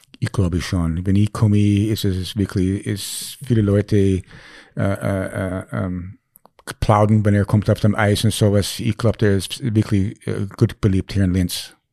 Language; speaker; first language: German; non-native, fluent; English